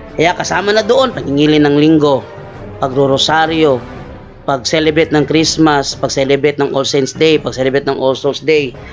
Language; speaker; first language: Filipino; non-native, local second language; Cebuano